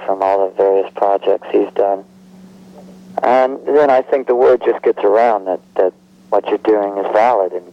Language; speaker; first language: English; native; English